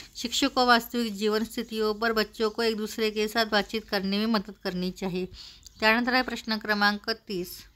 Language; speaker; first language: Hindi; non-native, local second language; Marathi